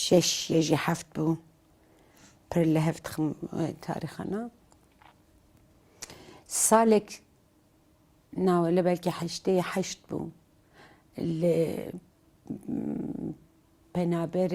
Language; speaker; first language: Kurdish; non-native, local second language; Turkish